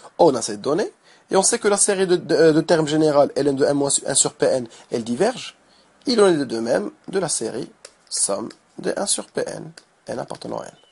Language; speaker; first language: French; non-native, local second language; Arabic